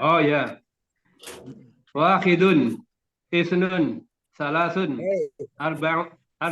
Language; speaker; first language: Arabic; non-native, learner; Indonesian